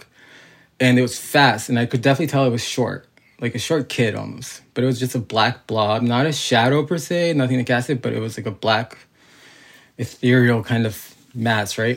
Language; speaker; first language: English; native; English